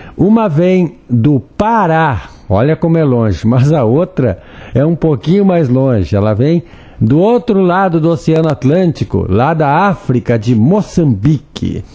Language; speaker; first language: Portuguese; native; Portuguese